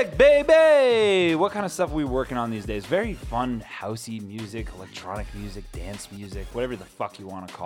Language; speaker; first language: English; native; English